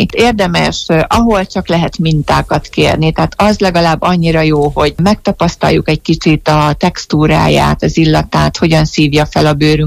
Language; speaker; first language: Hungarian; native; Hungarian